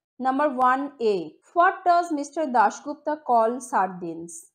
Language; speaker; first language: English; non-native, local second language; Bangla